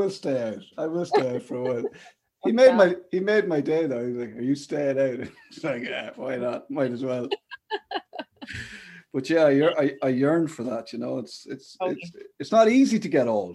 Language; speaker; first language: English; native; English